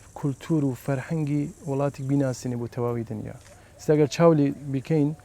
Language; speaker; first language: Central Kurdish; non-native, local second language; Southern Kurdish